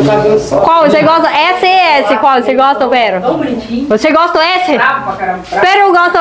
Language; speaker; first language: Portuguese; non-native, learner; Vietnamese